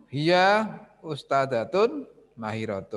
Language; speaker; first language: Arabic; non-native, fluent; Indonesian